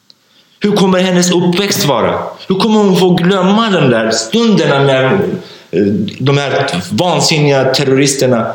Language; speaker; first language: Swedish; non-native, fluent; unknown